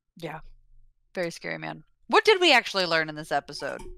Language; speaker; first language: English; native; English